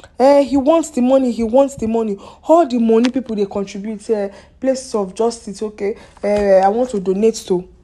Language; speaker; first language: Nigerian Pidgin; non-native, local second language; Yoruba